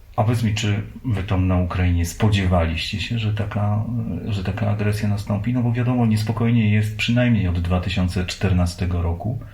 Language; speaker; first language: Polish; native; Polish